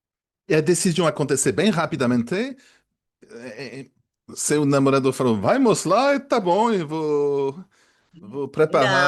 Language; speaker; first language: Portuguese; non-native, fluent; French